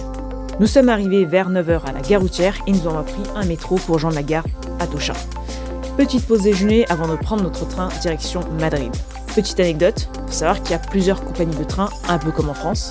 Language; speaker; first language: French; native; French